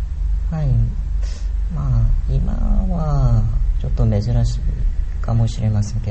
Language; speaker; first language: Japanese; non-native, learner; Korean